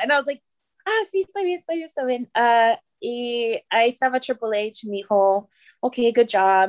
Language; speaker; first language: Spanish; early bilingual, heritage; Spanish